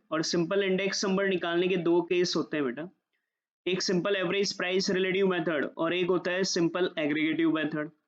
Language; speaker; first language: Hindi; native; Hindi